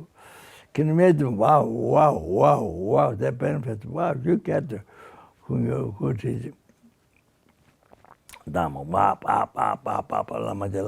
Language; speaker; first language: English; non-native, fluent; Sherpa